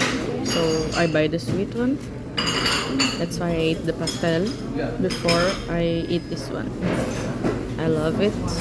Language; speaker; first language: English; non-native, learner; Portuguese